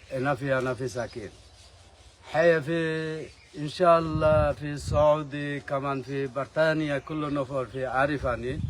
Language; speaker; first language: Arabic; non-native, learner; Bangla